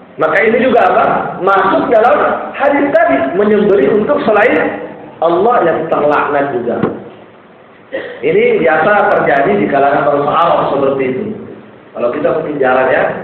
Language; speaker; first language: Indonesian; native; Indonesian